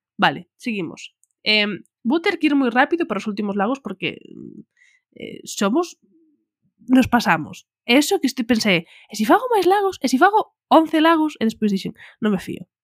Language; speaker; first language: Galician; non-native, local second language; Spanish